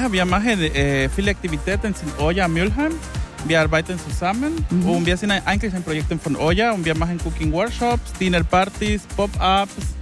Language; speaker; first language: German; non-native, fluent; Spanish